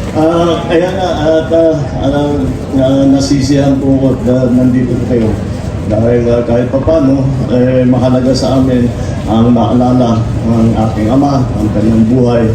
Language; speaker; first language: Filipino; non-native, local second language; Iloko